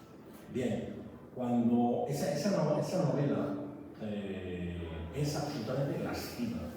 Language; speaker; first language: Spanish; native; Spanish